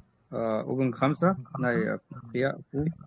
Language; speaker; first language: German; non-native, learner; Arabic